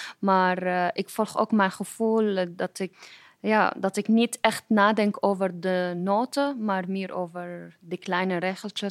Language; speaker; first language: Dutch; non-native, fluent; Arabic